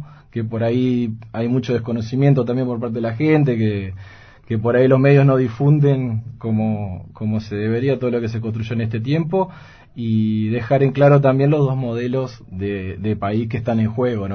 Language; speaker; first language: Spanish; native; Spanish